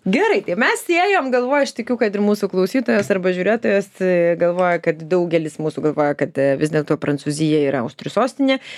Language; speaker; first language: Lithuanian; native; Lithuanian